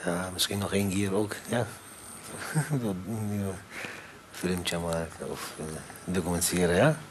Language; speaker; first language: Dutch; non-native, learner; Arabic